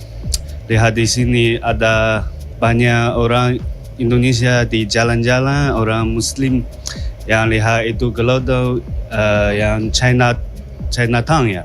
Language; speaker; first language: Indonesian; non-native, learner; Chinese